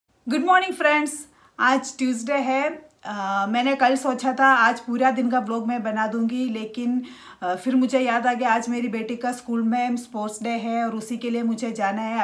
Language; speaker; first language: Hindi; non-native, local second language; Malayalam